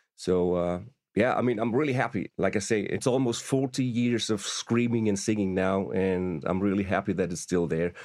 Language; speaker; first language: English; non-native, fluent; German